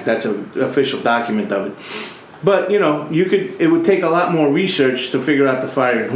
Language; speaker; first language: English; native; English